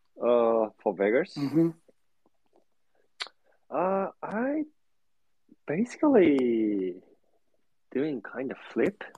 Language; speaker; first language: English; non-native, learner; Japanese